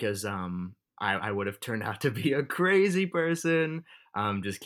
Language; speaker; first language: English; native; English